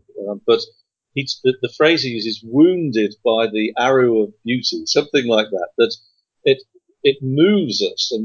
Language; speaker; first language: English; native; English